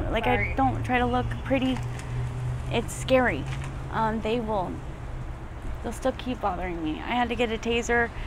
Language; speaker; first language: English; native; English